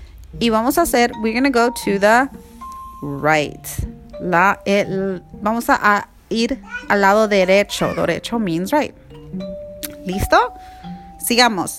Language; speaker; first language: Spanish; early bilingual, heritage; Spanish